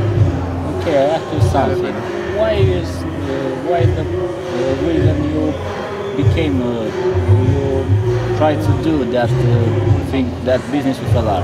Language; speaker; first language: English; non-native, learner; Romanian